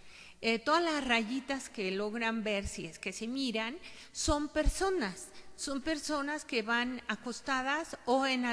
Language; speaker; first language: Spanish; native; Spanish